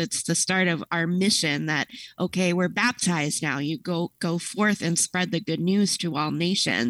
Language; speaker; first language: English; native; English